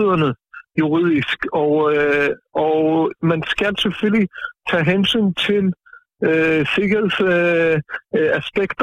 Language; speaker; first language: Danish; non-native, fluent; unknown